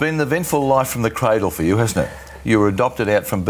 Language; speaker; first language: English; native; English